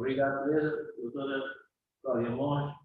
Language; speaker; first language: Portuguese; native; Portuguese